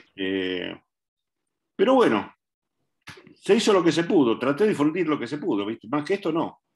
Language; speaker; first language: Spanish; native; Spanish